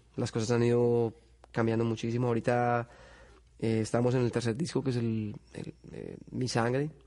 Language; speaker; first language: Spanish; native; Spanish